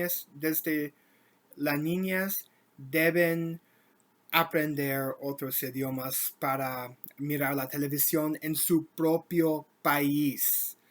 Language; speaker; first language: Spanish; non-native, learner; English